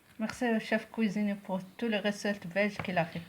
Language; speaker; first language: French; non-native, local second language; Arabic